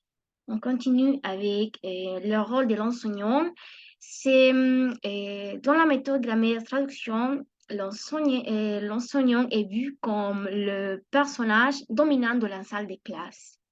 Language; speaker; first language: French; non-native, learner; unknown